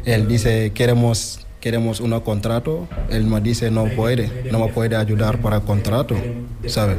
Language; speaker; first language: Spanish; non-native, learner; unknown